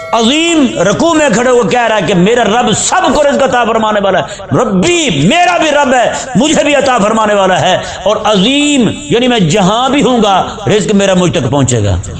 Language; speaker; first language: Urdu; non-native, local second language; Punjabi